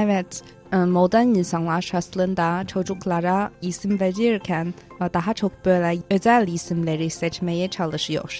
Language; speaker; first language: Turkish; non-native, fluent; Chinese